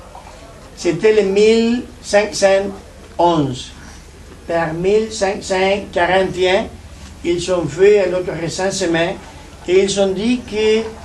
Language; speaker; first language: French; non-native, learner; Spanish